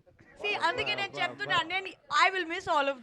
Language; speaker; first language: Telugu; non-native, learner; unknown